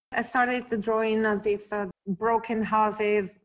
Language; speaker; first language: English; non-native, fluent; Italian